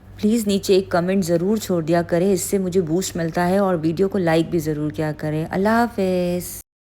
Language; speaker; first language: Urdu; native; Urdu